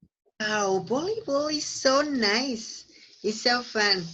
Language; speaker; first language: English; non-native, fluent; Spanish